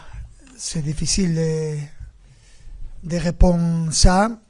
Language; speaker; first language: French; non-native, fluent; Spanish